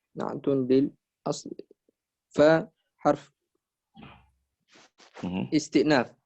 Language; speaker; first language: Arabic; non-native, learner; Indonesian